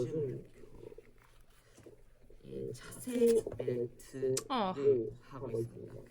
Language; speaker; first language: Korean; non-native, learner; Japanese